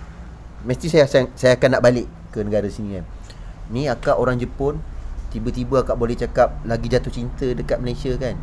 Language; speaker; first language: Malay; native; Malay